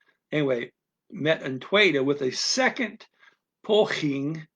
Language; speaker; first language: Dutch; non-native, learner; English